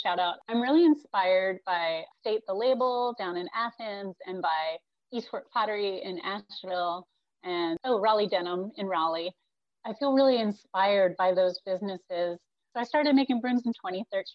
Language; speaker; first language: English; native; English